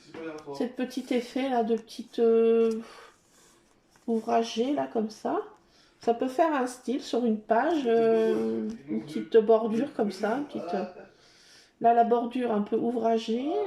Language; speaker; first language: French; native; French